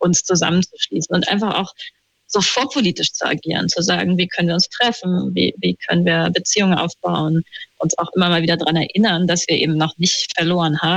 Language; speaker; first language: German; native; German